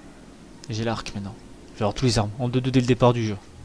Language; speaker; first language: French; native; French